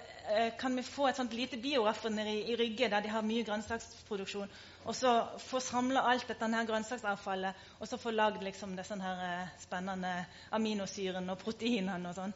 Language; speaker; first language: Norwegian; native; Norwegian